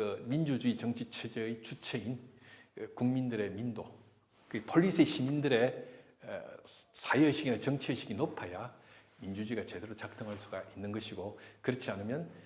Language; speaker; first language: Korean; native; Korean